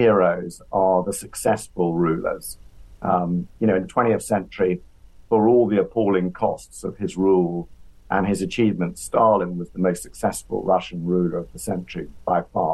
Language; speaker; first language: English; native; English